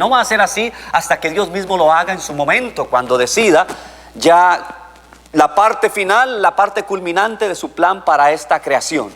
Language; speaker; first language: Spanish; native; Spanish